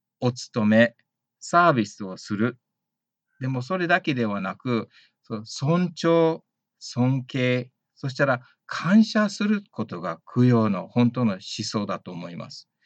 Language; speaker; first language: Japanese; early bilingual, heritage; Japanese